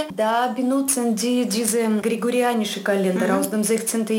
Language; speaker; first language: German; non-native, fluent; Russian